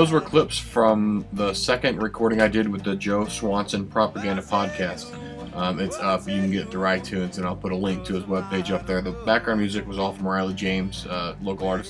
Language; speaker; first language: English; native; English